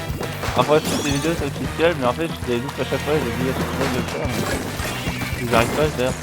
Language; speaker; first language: French; native; French